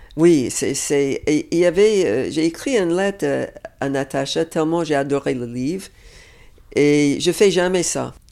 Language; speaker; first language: French; non-native, fluent; English